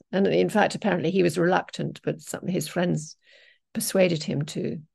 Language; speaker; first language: English; native; English